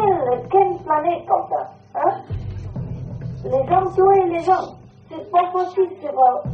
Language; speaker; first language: French; non-native, learner; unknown